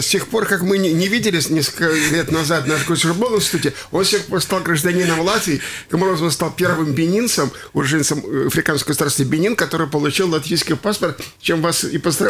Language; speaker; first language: Russian; native; Russian